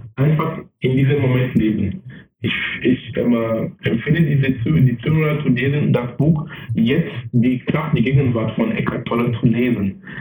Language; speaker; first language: German; non-native, fluent; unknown